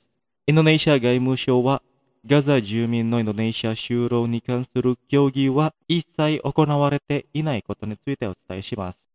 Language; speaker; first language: Japanese; non-native, fluent; Indonesian